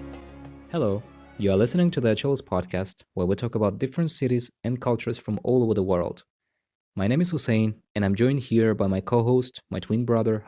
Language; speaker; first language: English; non-native, fluent; Tajik